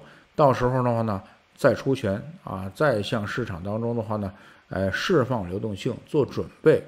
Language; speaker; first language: Chinese; native; Chinese